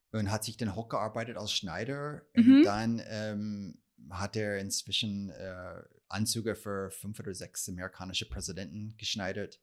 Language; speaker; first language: German; non-native, fluent; English